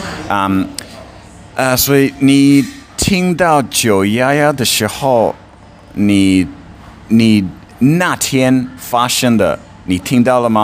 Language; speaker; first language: Chinese; non-native, fluent; English